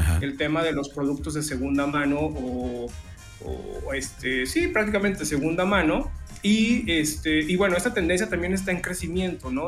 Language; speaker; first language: Spanish; native; Spanish